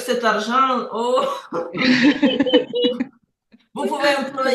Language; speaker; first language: French; non-native, learner; Ukrainian